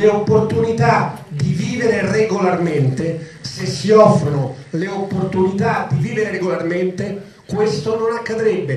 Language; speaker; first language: Italian; native; Italian